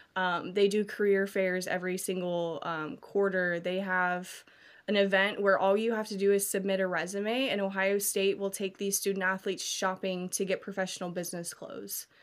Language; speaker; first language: English; native; English